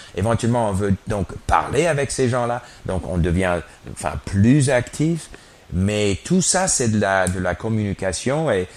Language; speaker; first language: French; non-native, fluent; English